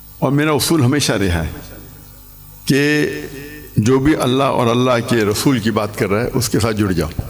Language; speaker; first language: Urdu; non-native, local second language; English